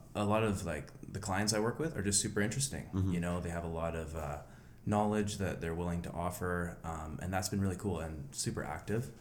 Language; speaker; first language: English; native; English